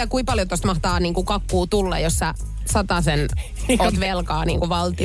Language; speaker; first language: Finnish; native; Finnish